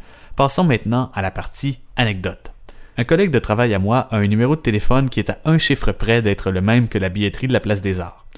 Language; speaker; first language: French; native; French